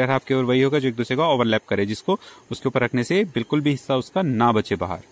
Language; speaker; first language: Hindi; native; Hindi